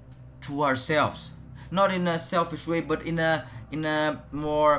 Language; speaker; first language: English; non-native, fluent; Portuguese